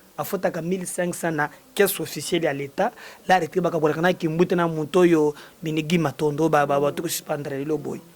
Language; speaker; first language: Lingala; non-native, local second language; Luba-Lulua